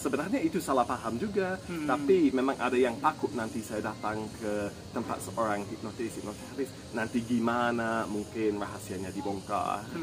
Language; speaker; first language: Indonesian; non-native, fluent; English